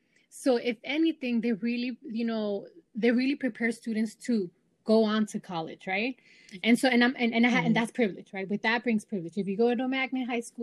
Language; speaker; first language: English; native; English